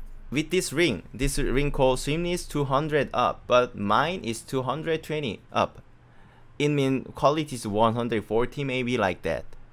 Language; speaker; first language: English; non-native, learner; Korean